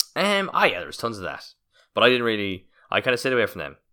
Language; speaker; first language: English; native; English